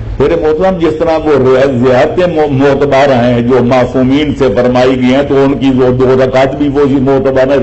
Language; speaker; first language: Urdu; non-native, local second language; Punjabi